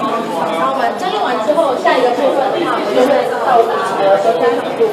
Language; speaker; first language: Chinese; native; Chinese